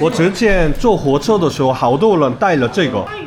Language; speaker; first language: Chinese; non-native, learner; Korean